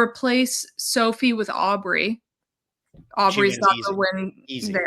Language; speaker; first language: English; native; English